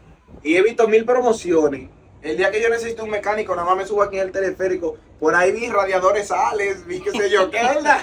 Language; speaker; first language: Spanish; native; Spanish